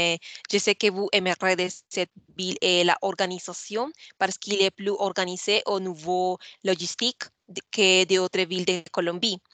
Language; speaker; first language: French; non-native, learner; Spanish